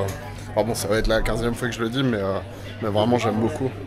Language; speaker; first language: French; native; French